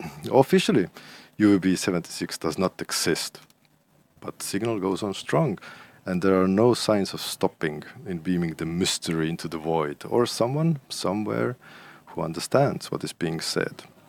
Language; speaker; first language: English; non-native, fluent; Estonian